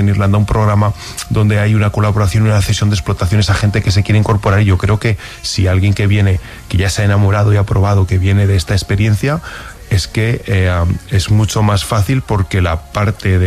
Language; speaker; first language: Spanish; native; Spanish